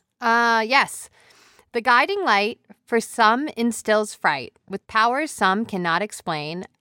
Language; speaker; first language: English; native; English